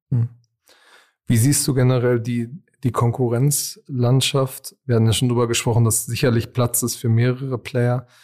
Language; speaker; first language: German; native; German